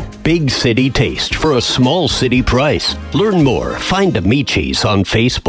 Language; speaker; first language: English; native; English